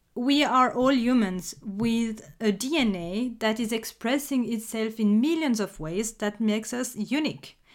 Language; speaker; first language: English; non-native, fluent; French